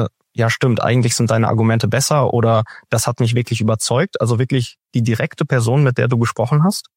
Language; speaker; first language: German; native; German